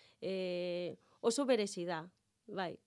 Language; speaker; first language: Basque; non-native, learner; Galician